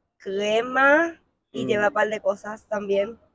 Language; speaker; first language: Spanish; native; Spanish